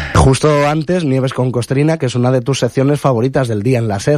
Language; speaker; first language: Spanish; native; Spanish